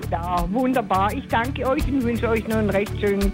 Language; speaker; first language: German; native; German